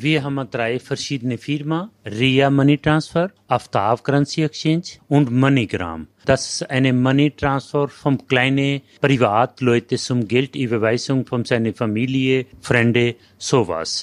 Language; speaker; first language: German; non-native, learner; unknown